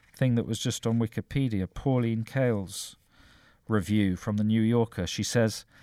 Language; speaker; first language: English; native; English